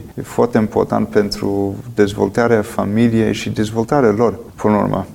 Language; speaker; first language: Romanian; non-native, fluent; English